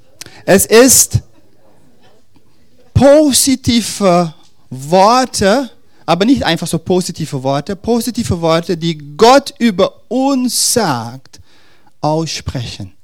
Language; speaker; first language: German; non-native, fluent; Dutch